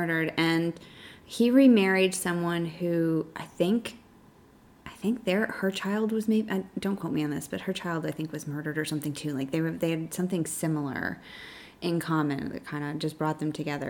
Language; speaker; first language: English; native; English